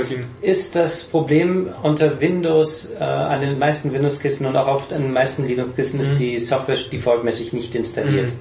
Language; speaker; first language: German; native; German